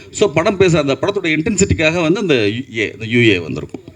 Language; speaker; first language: Tamil; native; Tamil